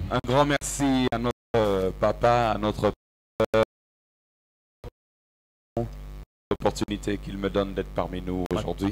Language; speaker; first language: French; non-native, local second language; Lingala